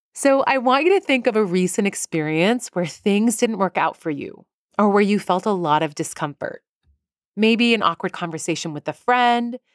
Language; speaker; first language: English; early bilingual, other home language; Persian